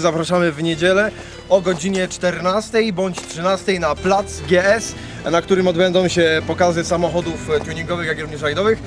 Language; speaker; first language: Polish; native; Polish